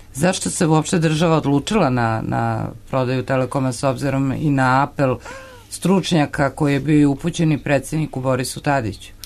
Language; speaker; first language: Serbian; native; Serbian